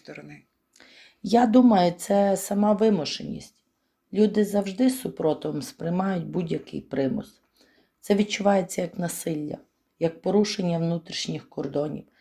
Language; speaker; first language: Ukrainian; native; Ukrainian